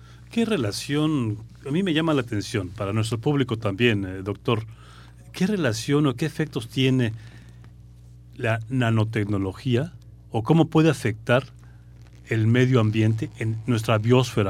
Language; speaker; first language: Spanish; native; Spanish